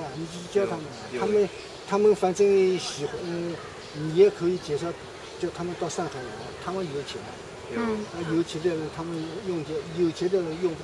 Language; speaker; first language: Chinese; native; Chinese